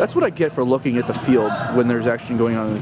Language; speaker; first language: English; native; English